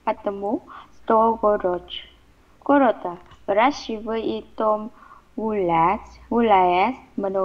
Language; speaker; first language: Russian; non-native, learner; Vietnamese